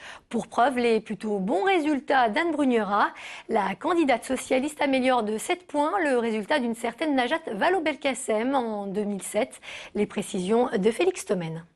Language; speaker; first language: French; native; French